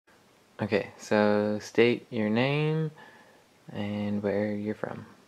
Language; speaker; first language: English; native; English